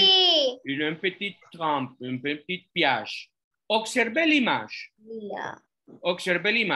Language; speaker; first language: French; non-native, fluent; Spanish